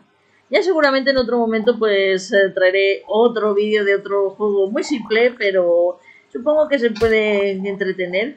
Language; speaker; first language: Spanish; native; Spanish